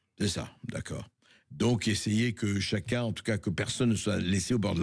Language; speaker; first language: French; native; French